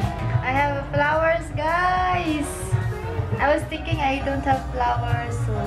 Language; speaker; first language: English; non-native, local second language; Filipino